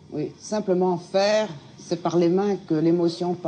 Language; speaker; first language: French; native; French